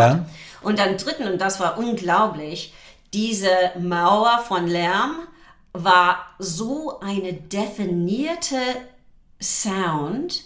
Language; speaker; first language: German; non-native, fluent; English